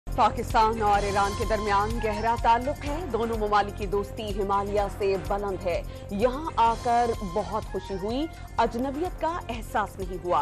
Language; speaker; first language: Urdu; native; Urdu